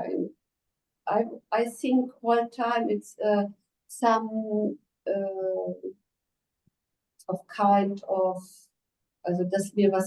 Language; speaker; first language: English; non-native, learner; German